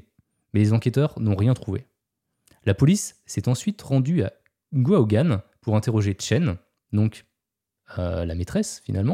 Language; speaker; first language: French; native; French